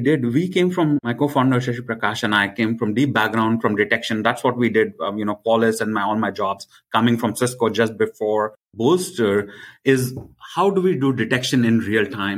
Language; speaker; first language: English; non-native, local second language; Hindi